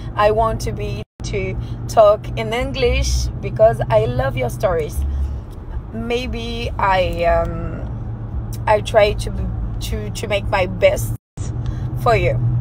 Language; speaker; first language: English; non-native, learner; French